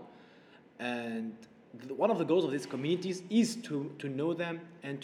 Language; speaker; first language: English; non-native, fluent; Arabic